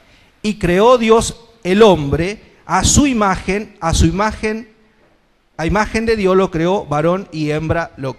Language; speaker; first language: Spanish; native; Spanish